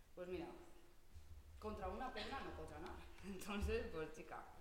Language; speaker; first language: Spanish; non-native, local second language; Catalan